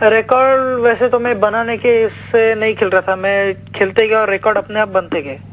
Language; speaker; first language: Hindi; non-native, local second language; Marathi